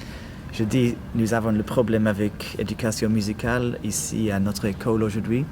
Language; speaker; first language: French; non-native, learner; English